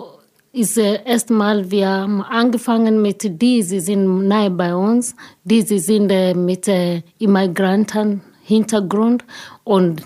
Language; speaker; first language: German; non-native, learner; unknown